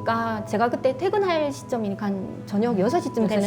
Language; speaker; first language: Korean; native; Korean